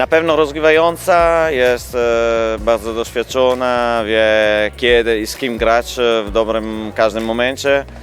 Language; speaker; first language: Polish; non-native, fluent; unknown